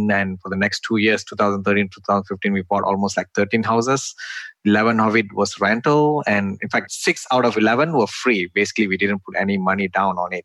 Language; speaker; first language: English; non-native, local second language; Tamil